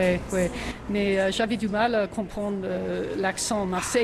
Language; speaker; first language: French; non-native, fluent; English